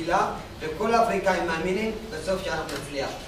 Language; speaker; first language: Hebrew; non-native, fluent; Tigrinya